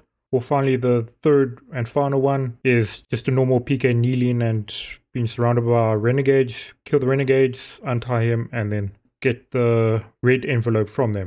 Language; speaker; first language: English; native; English